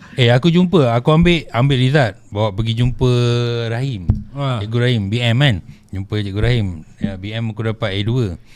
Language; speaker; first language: Malay; native; Malay